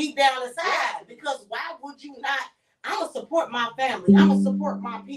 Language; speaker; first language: English; native; English